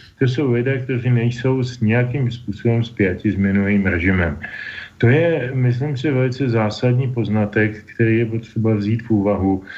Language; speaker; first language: Czech; native; Czech